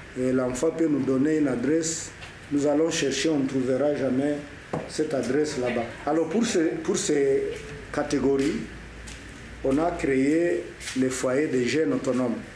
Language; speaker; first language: French; non-native, local second language; Swahili